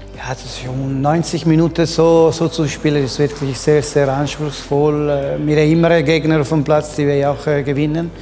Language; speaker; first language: German; non-native, local second language; Italian